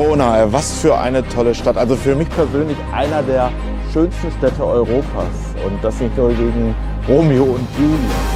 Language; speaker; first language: German; native; German